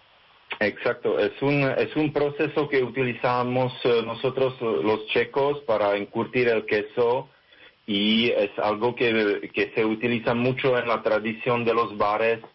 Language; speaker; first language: Spanish; non-native, fluent; Czech